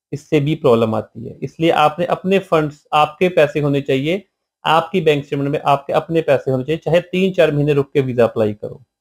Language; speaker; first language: Hindi; non-native, local second language; Punjabi